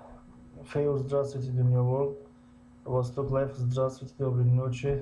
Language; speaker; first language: Russian; non-native, learner; Persian